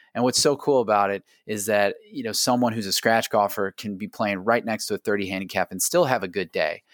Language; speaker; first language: English; native; English